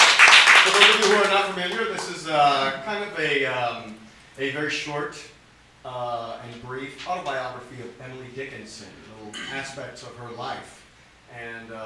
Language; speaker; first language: English; native; English